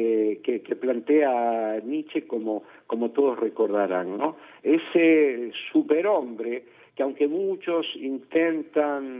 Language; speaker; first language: Spanish; native; Spanish